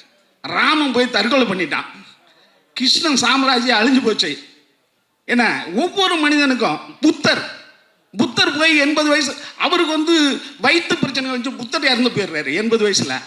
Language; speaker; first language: Tamil; native; Tamil